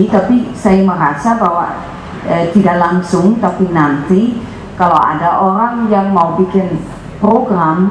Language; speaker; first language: Indonesian; non-native, fluent; Dutch